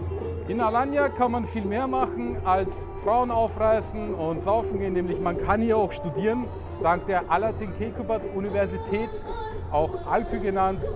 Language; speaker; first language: German; native; German